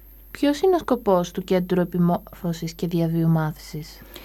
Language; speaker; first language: Greek; native; Greek